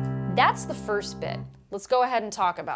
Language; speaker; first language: English; native; English